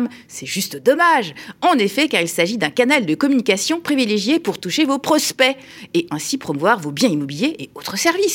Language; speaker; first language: French; native; French